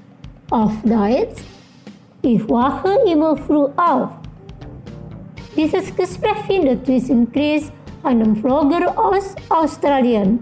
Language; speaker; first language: German; non-native, fluent; Indonesian